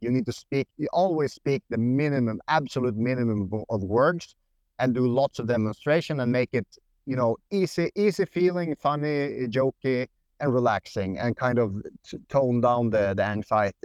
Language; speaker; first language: English; non-native, fluent; Swedish